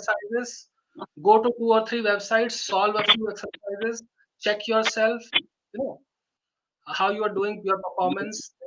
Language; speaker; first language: English; non-native, local second language; Hindi